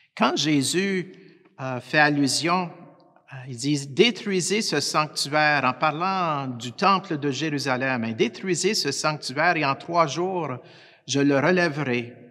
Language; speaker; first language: French; native; French